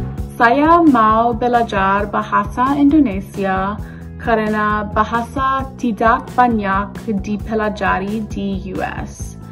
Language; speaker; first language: Indonesian; non-native, learner; English